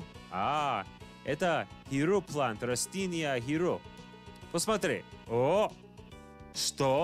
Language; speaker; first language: Russian; non-native, learner; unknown